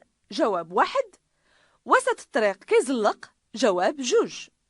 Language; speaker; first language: Arabic; native; Arabic